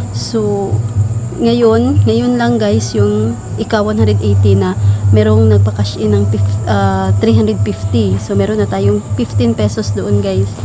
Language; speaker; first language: Filipino; non-native, local second language; Cebuano